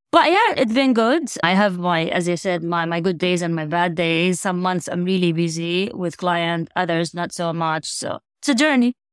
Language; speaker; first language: English; non-native, fluent; Arabic